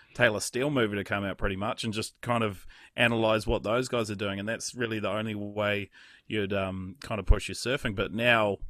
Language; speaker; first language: English; native; English